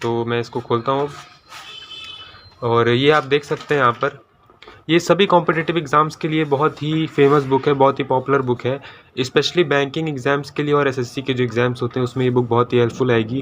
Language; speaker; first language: Hindi; native; Hindi